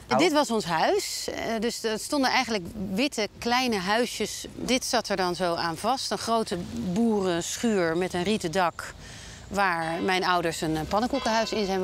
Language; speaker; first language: Dutch; native; Dutch